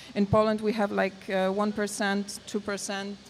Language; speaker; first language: English; non-native, learner; Polish